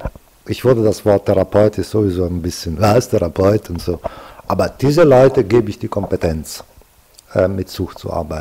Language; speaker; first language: German; non-native, fluent; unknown